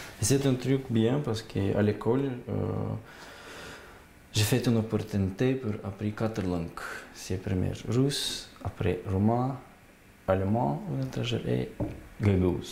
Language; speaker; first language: French; non-native, learner; Gagauz